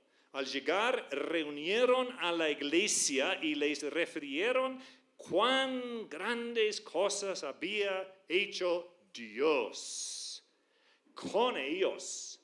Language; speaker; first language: Spanish; non-native, fluent; English